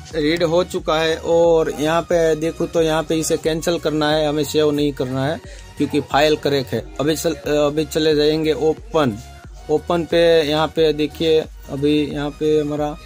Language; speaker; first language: Hindi; non-native, local second language; Gujarati